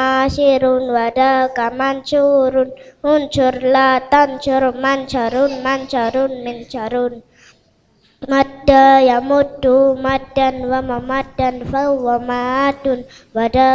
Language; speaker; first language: Arabic; non-native, learner; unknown